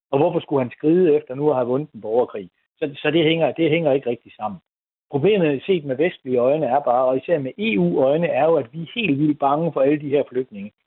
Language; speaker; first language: Danish; native; Danish